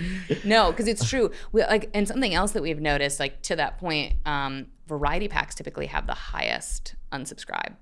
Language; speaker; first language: English; native; English